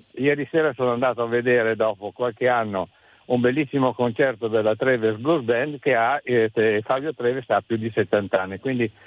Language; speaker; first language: Italian; native; Italian